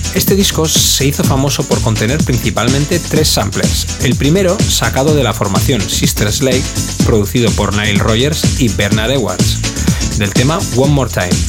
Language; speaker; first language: Spanish; native; Spanish